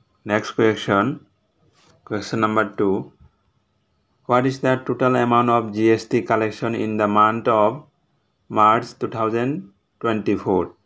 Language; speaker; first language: English; non-native, local second language; Bangla